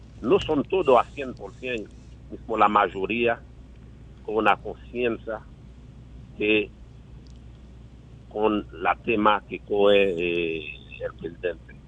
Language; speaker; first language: Spanish; non-native, learner; Haitian Creole